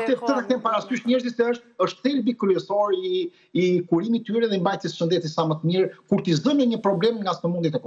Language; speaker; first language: Albanian; native; Albanian